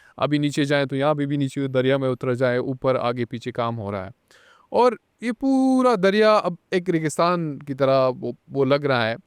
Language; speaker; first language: Urdu; non-native, local second language; Pashto